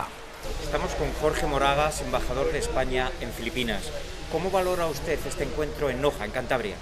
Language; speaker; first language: Spanish; native; Spanish